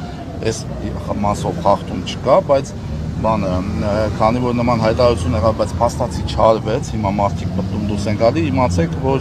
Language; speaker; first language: Armenian; native; Armenian